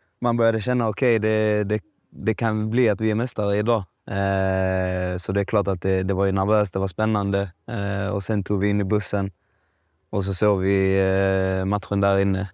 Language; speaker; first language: Swedish; native; Swedish